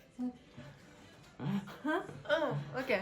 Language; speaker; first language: Japanese; native; Japanese